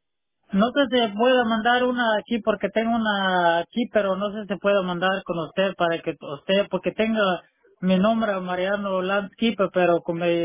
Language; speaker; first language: Spanish; non-native, local second language; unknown